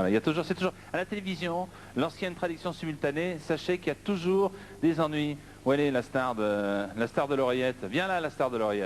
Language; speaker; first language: French; native; French